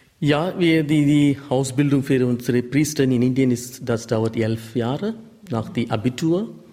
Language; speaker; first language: German; non-native, learner; Tamil